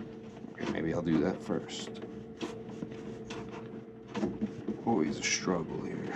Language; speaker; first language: English; native; English